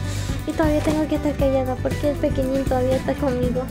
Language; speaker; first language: Spanish; early bilingual, heritage; English